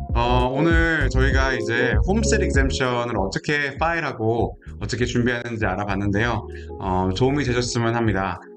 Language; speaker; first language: Korean; native; Korean